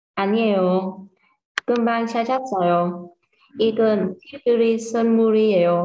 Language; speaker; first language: Korean; non-native, learner; Vietnamese